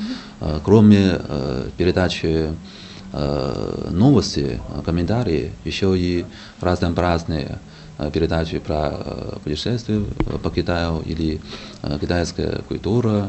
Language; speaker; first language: Russian; non-native, fluent; Chinese